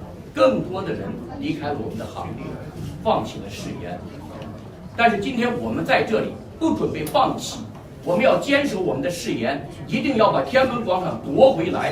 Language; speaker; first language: Chinese; native; Chinese